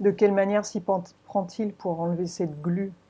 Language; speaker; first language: French; native; French